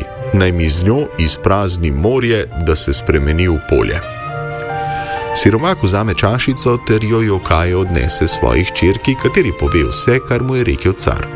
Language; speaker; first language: Slovenian; native; Slovenian